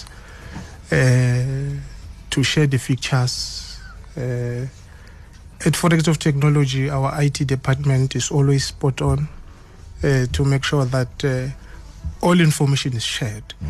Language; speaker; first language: English; non-native, local second language; Swati